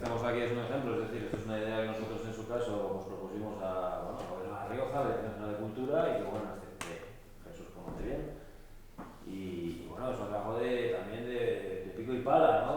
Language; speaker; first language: Spanish; native; Spanish